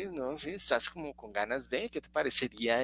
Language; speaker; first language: Spanish; native; Spanish